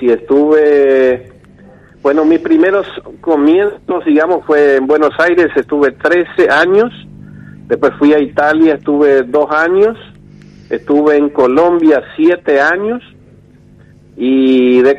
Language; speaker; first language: Spanish; non-native, local second language; Guarani